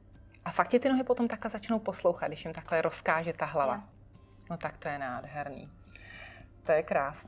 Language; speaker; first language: Czech; native; Czech